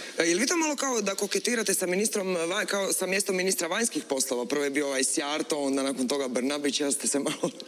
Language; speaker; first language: Croatian; native; Croatian